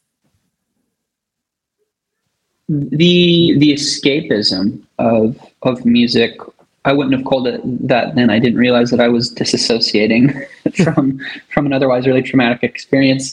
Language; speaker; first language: English; native; English